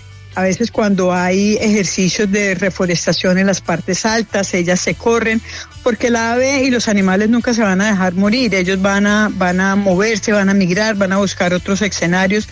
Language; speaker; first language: Spanish; native; Spanish